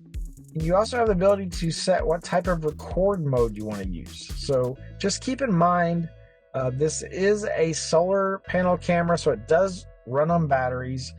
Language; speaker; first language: English; native; English